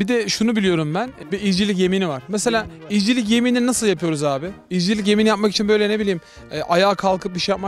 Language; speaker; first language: Turkish; native; Turkish